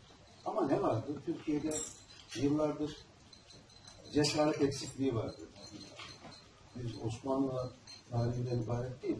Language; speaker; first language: Turkish; native; Turkish